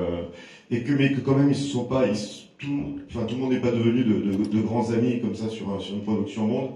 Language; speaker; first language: French; native; French